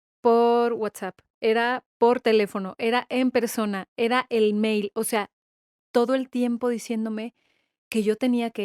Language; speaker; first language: Spanish; native; Spanish